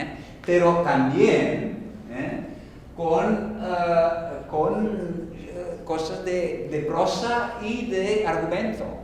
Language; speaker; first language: Spanish; non-native, fluent; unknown